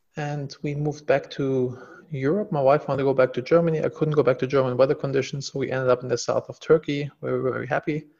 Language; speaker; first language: English; non-native, fluent; German